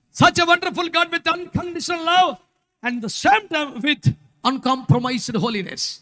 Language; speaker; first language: English; non-native, local second language; Telugu